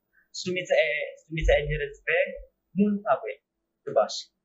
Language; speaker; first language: Albanian; non-native, learner; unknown